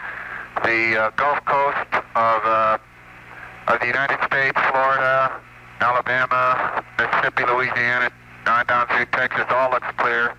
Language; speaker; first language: English; native; English